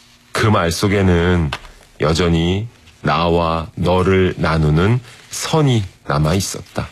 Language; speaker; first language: Korean; native; Korean